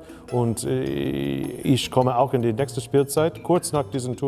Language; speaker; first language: German; non-native, learner; English